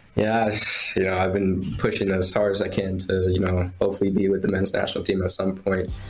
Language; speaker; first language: English; native; English